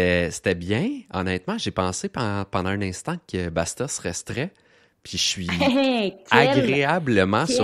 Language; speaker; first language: French; native; French